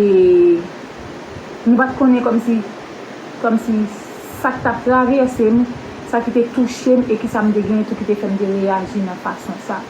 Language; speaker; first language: French; non-native, local second language; Haitian Creole